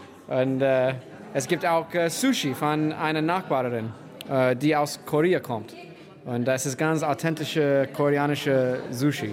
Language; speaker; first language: German; non-native, fluent; English